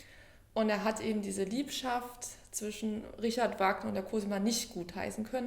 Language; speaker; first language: German; native; German